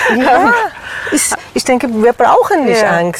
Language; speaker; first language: German; non-native, learner; Persian